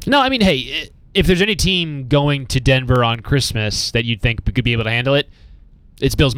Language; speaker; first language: English; native; English